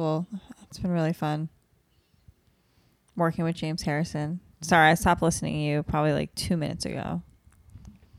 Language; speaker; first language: English; native; English